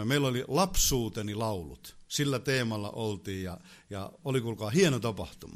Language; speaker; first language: Finnish; native; Finnish